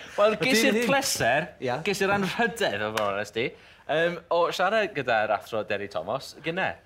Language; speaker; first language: Welsh; native; Welsh